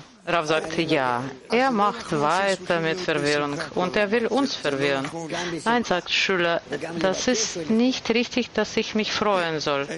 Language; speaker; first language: German; non-native, fluent; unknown